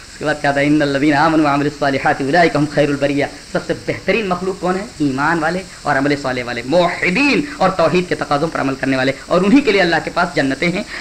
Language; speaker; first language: Urdu; native; Urdu